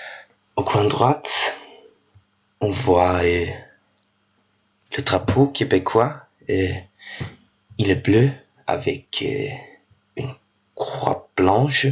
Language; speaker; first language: French; non-native, learner; Danish